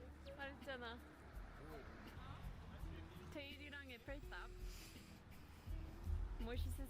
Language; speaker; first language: Korean; non-native, fluent; French